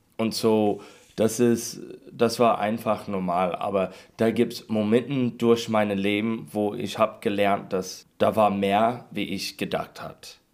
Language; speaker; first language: German; non-native, learner; English